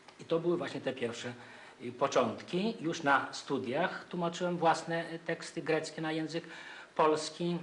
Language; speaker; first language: Polish; non-native, fluent; Greek